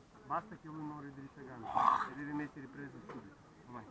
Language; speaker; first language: Italian; non-native, fluent; Russian